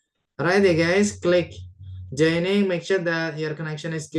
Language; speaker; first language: English; non-native, learner; Indonesian